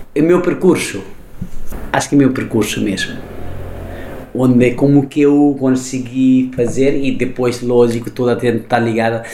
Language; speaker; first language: Portuguese; non-native, fluent; Nepali